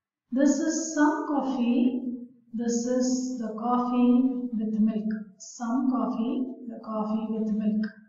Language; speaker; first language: English; non-native, local second language; Tamil